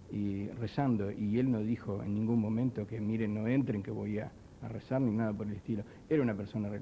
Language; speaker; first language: Spanish; native; Spanish